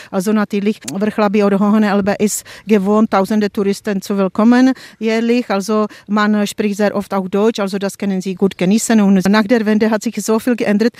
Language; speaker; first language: German; non-native, fluent; Czech